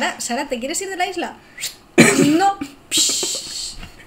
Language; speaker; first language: Spanish; native; Spanish